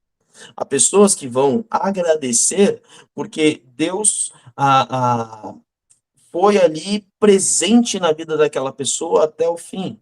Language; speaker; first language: Portuguese; native; Portuguese